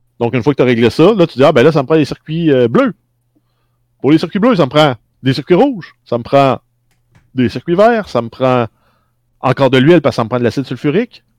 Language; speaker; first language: French; native; French